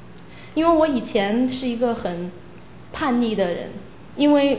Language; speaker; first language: Chinese; native; Chinese